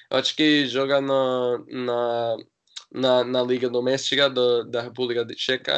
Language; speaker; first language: Portuguese; non-native, learner; English